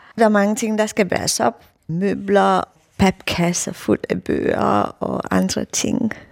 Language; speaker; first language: Danish; non-native, fluent; Romanian